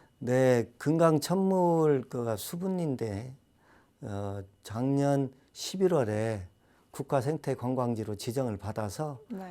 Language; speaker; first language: Korean; native; Korean